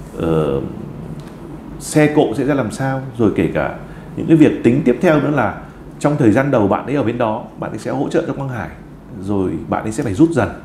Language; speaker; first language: Vietnamese; native; Vietnamese